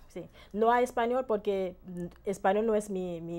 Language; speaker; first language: Spanish; non-native, fluent; Haitian Creole